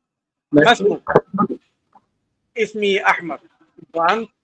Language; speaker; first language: Arabic; non-native, learner; Bangla